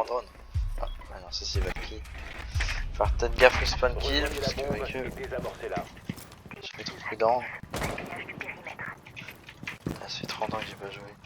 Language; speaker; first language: French; native; French